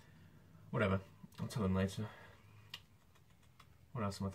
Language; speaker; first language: English; native; English